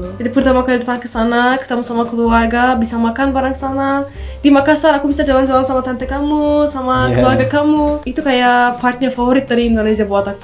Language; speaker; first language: Indonesian; non-native, fluent; Turkish